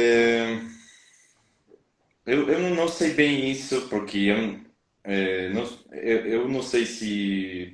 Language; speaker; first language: Portuguese; non-native, learner; Spanish